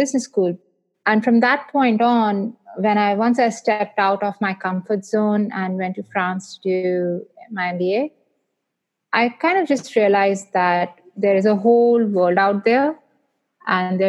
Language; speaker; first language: English; non-native, local second language; Hindi